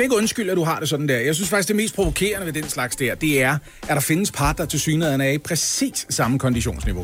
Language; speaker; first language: Danish; native; Danish